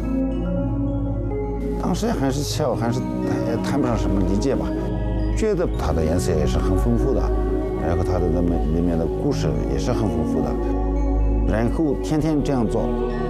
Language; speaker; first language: Chinese; non-native, local second language; Tibetan